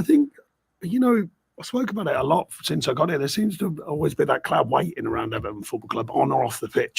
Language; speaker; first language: English; native; English